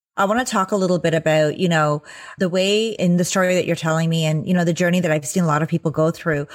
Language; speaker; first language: English; early bilingual, other home language; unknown